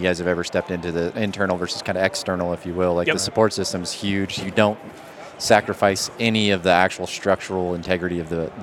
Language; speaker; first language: English; native; English